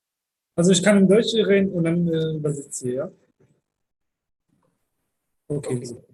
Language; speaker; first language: German; early bilingual, other home language; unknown